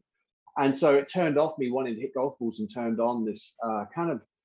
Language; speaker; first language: English; native; English